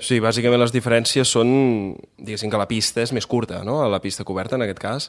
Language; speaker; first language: Catalan; native; Catalan